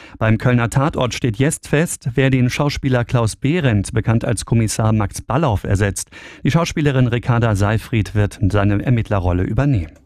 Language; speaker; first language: German; native; German